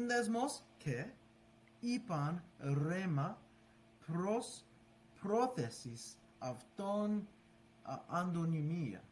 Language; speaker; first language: Greek; non-native, learner; English